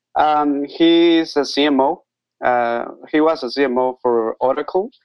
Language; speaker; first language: English; non-native, learner; Spanish